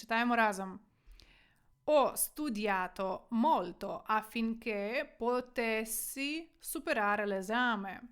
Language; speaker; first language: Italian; non-native, fluent; Ukrainian